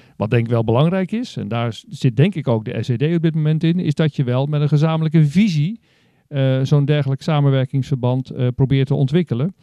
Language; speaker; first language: Dutch; native; Dutch